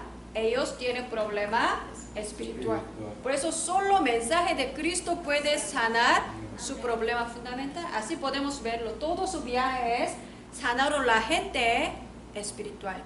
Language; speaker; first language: Spanish; non-native, learner; Korean